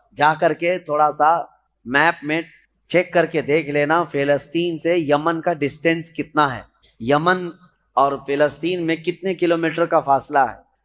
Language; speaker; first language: Urdu; native; Urdu